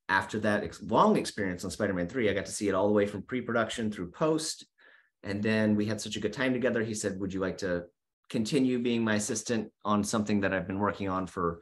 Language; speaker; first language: English; native; English